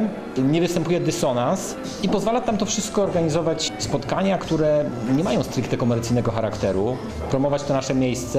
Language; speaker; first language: Polish; native; Polish